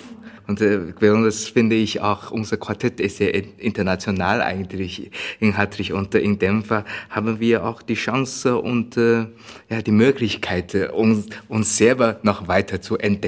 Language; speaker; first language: German; non-native, learner; Chinese